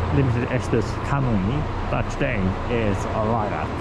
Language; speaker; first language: English; non-native, learner; Japanese